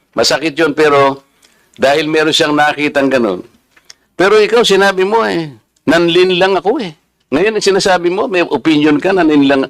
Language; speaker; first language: Filipino; native; Filipino